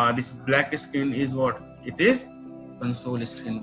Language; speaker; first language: English; non-native, local second language; Nepali